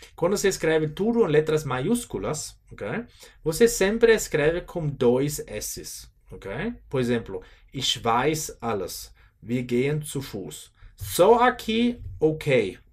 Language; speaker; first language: Portuguese; non-native, fluent; German